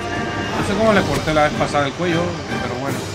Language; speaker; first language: Spanish; native; Spanish